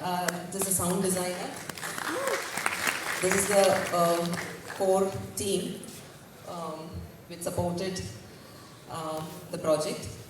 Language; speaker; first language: English; non-native, local second language; Malayalam